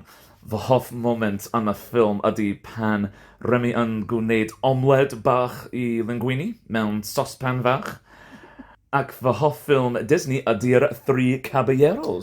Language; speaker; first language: Welsh; non-native, fluent; English